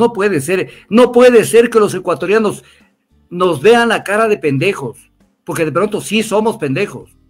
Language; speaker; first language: Spanish; native; Spanish